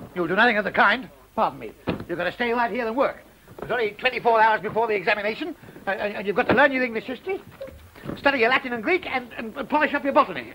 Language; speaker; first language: English; native; English